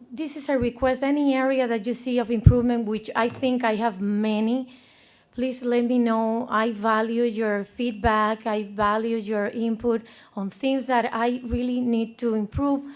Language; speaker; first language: English; non-native, fluent; Spanish